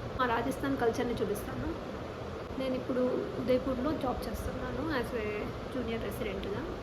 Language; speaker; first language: Telugu; non-native, local second language; Rajasthani